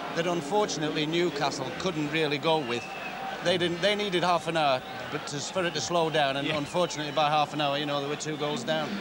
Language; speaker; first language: English; native; English